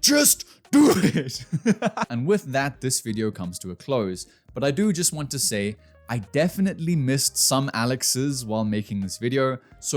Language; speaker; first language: English; native; English